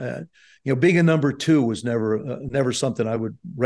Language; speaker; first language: English; native; English